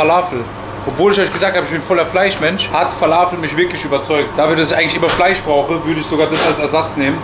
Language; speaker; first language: German; native; German